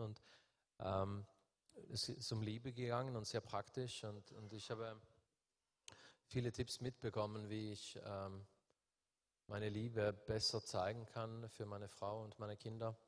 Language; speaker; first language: German; non-native, fluent; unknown